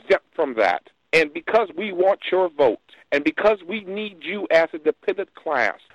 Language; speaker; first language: English; native; English